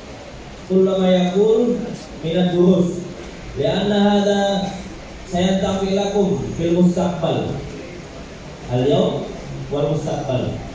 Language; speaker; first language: Arabic; non-native, fluent; Indonesian